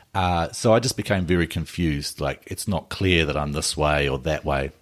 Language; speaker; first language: English; native; English